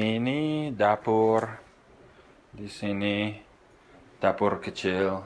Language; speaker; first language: Indonesian; non-native, fluent; English